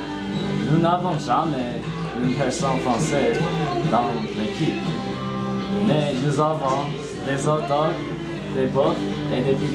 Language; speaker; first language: French; non-native, learner; English